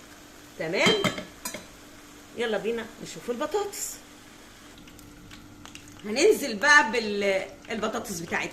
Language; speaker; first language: Arabic; native; Arabic